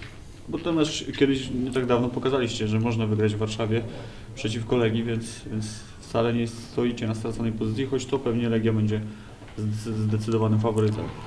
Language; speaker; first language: Polish; native; Polish